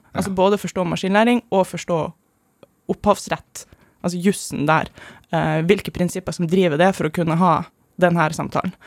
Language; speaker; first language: Norwegian; early bilingual, other home language; German